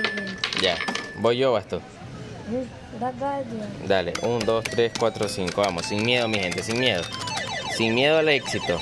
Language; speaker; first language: Spanish; native; Spanish